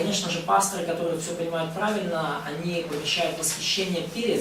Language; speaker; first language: Russian; native; Russian